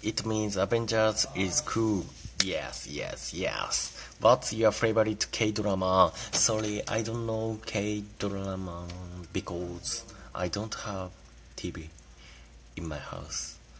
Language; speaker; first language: English; non-native, learner; Japanese